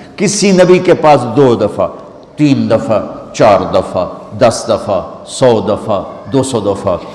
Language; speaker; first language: Urdu; non-native, local second language; Punjabi